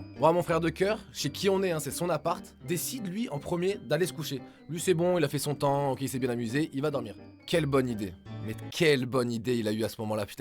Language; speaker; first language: French; native; French